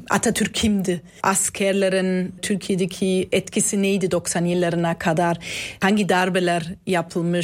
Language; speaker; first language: Turkish; non-native, fluent; German